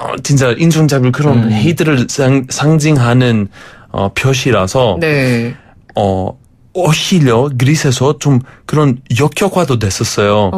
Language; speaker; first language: Korean; non-native, fluent; Greek